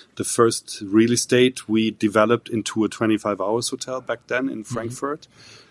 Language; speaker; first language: English; non-native, fluent; German